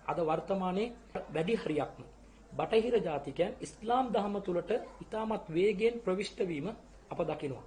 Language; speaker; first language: Sinhala; non-native, local second language; Tamil